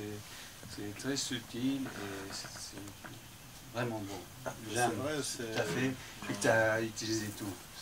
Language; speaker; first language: French; non-native, fluent; English